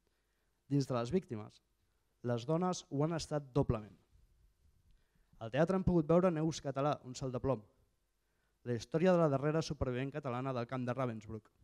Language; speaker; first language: Catalan; native; Catalan